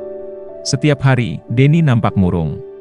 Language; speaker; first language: Indonesian; native; Indonesian